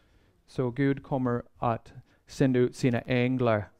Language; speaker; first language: Swedish; non-native, fluent; English